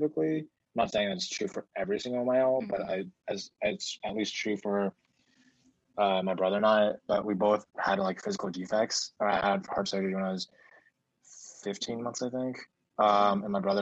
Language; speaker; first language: English; early bilingual, other home language; Chinese